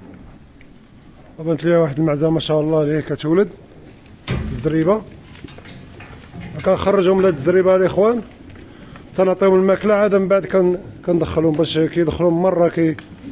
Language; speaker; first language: Arabic; native; Arabic